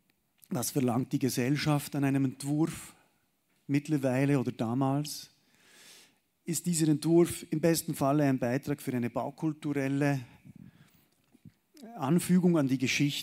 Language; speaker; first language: German; native; German